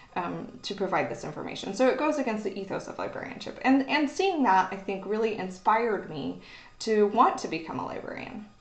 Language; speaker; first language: English; native; English